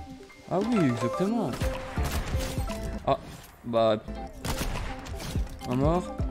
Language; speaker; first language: French; native; French